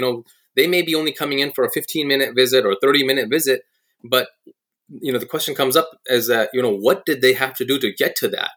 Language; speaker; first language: English; native; English